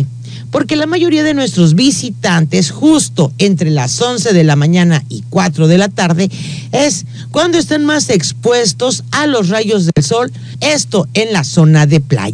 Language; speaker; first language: Spanish; native; Spanish